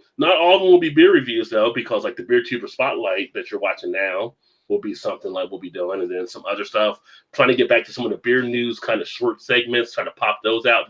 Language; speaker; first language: English; native; English